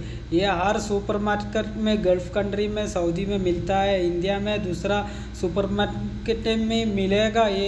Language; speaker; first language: Hindi; non-native, local second language; Malayalam